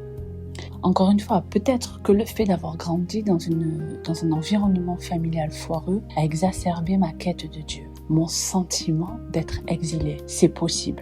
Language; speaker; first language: French; native; French